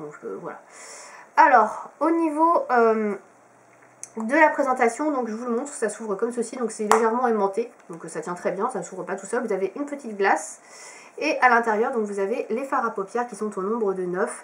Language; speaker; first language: French; native; French